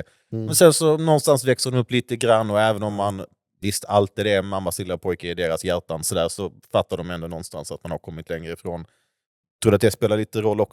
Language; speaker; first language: Swedish; native; Swedish